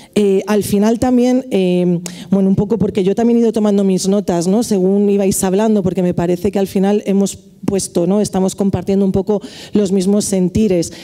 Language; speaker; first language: Spanish; native; Spanish